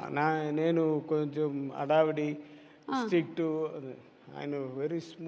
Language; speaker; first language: Telugu; non-native, learner; Tamil